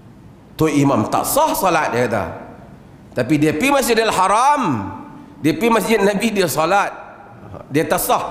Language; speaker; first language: Malay; native; Malay